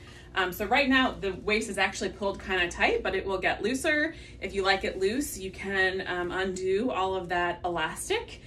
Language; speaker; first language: English; native; English